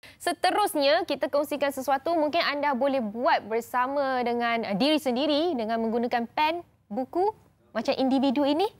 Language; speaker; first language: Malay; native; Malay